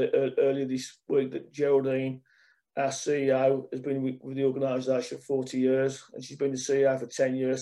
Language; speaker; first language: English; native; English